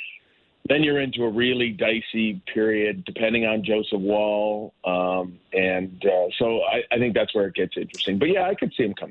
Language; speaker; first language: English; native; English